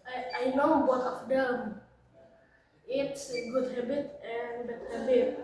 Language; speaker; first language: English; non-native, learner; Indonesian